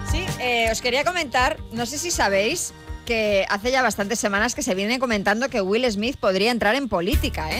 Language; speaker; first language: Spanish; native; Spanish